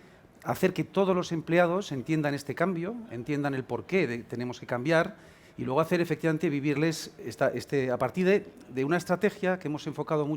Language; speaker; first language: Spanish; native; Spanish